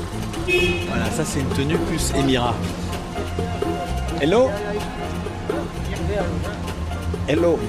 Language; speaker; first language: French; native; French